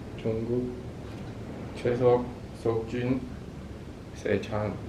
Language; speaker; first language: Korean; non-native, learner; Nyanja